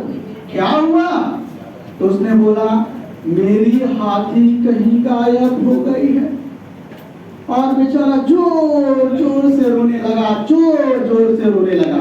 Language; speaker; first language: Hindi; native; Hindi